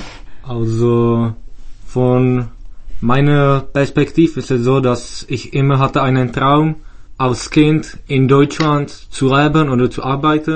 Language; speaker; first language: German; non-native, fluent; Czech